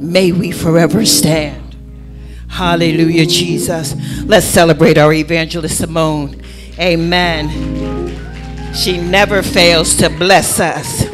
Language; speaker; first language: English; native; English